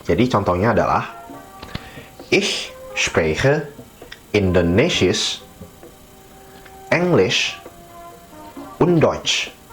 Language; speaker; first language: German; non-native, fluent; Indonesian